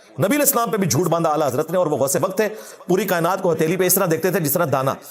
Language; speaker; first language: Urdu; non-native, local second language; Punjabi